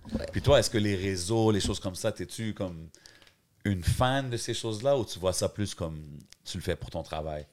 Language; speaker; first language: French; native; French